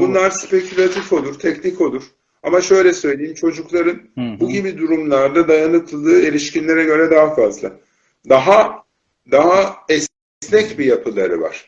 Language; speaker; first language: Turkish; native; Turkish